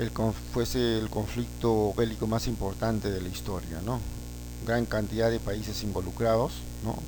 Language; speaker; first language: Spanish; native; Spanish